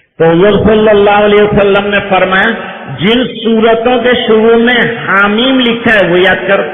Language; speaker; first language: Urdu; non-native, local second language; Gujarati